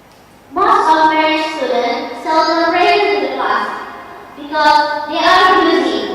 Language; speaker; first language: English; non-native, learner; Indonesian